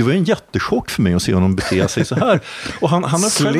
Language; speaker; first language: Swedish; native; Swedish